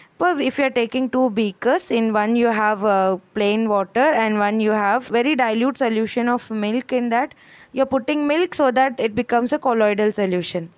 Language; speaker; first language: English; non-native, local second language; Malayalam